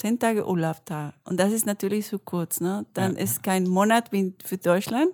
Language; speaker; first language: German; non-native, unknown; Spanish